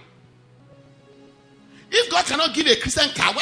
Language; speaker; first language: English; non-native, local second language; Yoruba